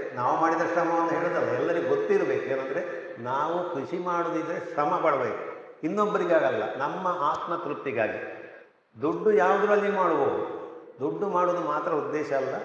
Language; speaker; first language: Kannada; non-native, local second language; Tulu